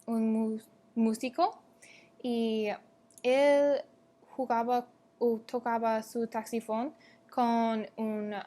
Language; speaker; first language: Spanish; non-native, learner; English